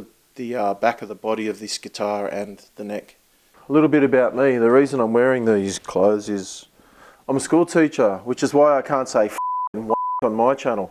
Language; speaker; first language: English; native; English